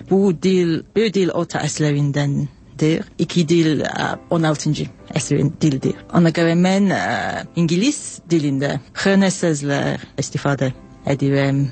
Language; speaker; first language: Azerbaijani; non-native, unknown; English